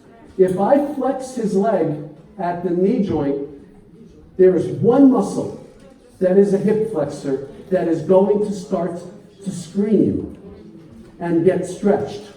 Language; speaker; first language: English; native; English